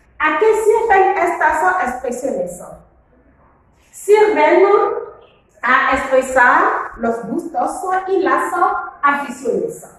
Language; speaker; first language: Spanish; non-native, fluent; French